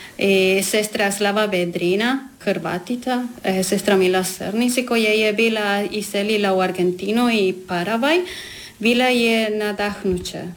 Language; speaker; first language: Croatian; non-native, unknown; Spanish